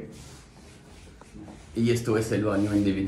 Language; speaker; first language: Spanish; non-native, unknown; English